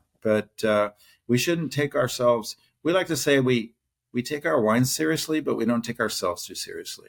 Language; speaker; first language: English; native; English